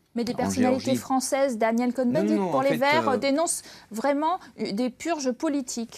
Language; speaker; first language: French; native; French